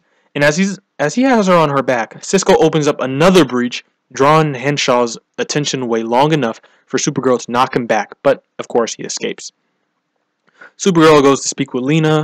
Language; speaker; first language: English; native; English